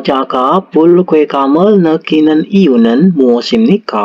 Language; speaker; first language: Korean; non-native, learner; Indonesian